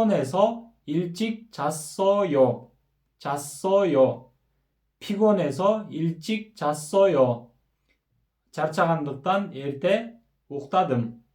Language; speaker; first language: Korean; non-native, fluent; Kyrgyz